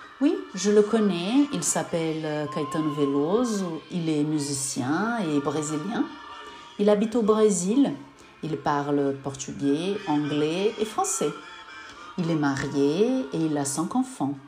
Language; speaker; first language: French; non-native, learner; Portuguese